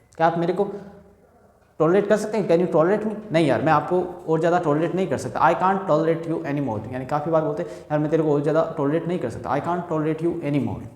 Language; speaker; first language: Hindi; native; Hindi